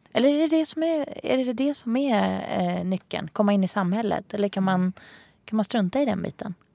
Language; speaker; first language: Swedish; early bilingual, other home language; Arabic